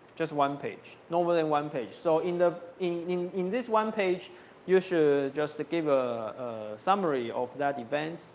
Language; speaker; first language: English; non-native, fluent; Chinese